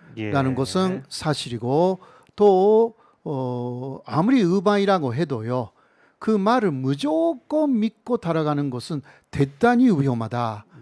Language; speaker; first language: Korean; non-native, fluent; Japanese